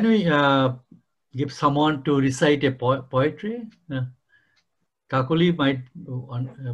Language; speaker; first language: English; non-native, local second language; Bangla